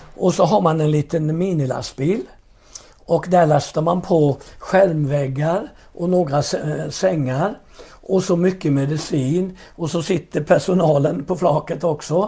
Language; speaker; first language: Swedish; native; Swedish